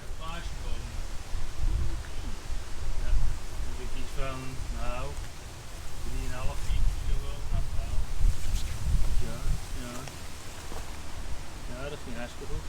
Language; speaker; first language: Dutch; native; Dutch